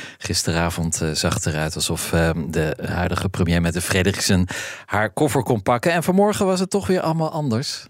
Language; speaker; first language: Dutch; native; Dutch